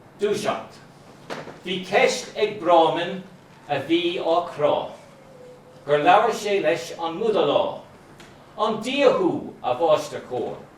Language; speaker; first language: Irish; non-native, local second language; English